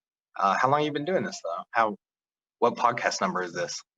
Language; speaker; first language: English; native; English